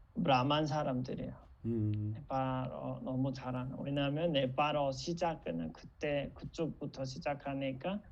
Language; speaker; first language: Korean; non-native, fluent; Nepali